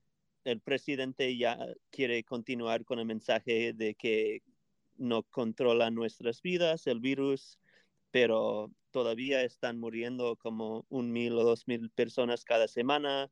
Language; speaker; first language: Spanish; non-native, fluent; English